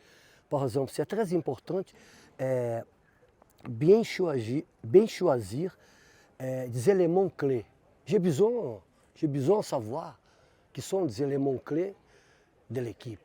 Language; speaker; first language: French; non-native, fluent; Portuguese